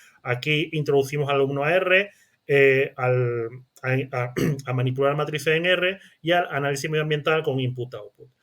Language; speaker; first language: Spanish; native; Spanish